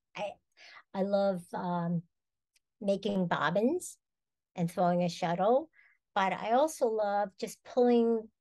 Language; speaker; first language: English; native; English